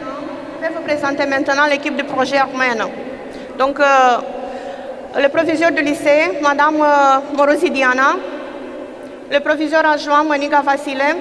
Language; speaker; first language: French; non-native, fluent; Romanian